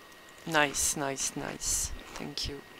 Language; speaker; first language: English; non-native, learner; French